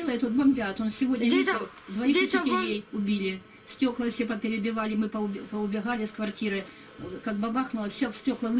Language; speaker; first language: Russian; native; Russian